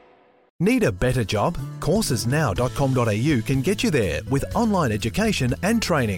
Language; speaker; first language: English; native; English